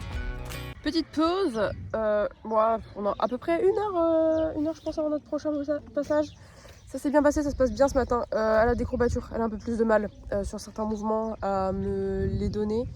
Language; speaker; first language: French; native; French